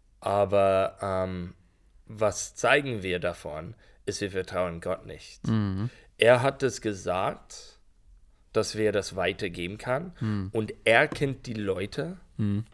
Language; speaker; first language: German; non-native, learner; English